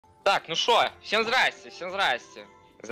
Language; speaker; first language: Russian; native; Russian